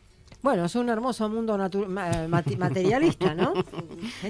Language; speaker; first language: Spanish; native; Spanish